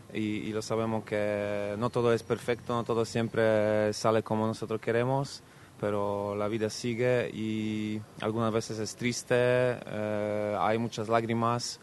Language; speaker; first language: Spanish; non-native, fluent; Polish